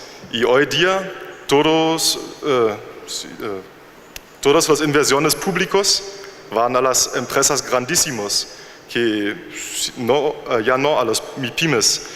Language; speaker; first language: Spanish; non-native, fluent; German